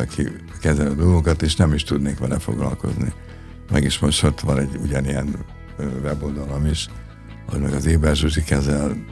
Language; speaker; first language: Hungarian; native; Hungarian